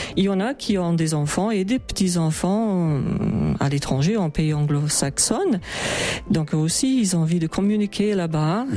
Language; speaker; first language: French; non-native, fluent; English